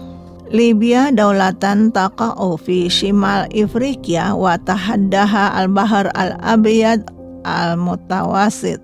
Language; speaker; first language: Arabic; non-native, fluent; Indonesian